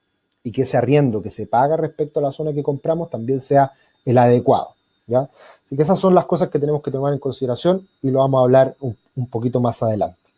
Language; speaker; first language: Spanish; native; Spanish